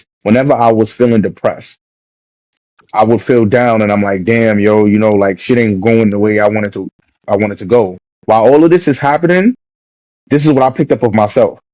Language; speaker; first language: English; native; English